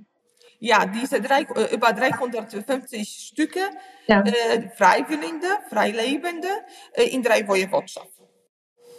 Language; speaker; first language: German; non-native, learner; Polish